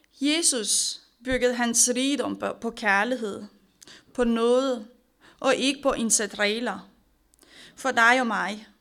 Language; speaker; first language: Danish; non-native, fluent; Romanian